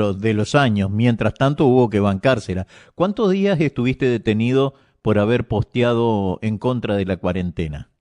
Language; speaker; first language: Spanish; native; Spanish